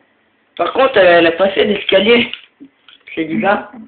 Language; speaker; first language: French; native; French